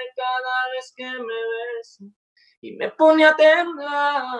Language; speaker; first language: Spanish; native; Spanish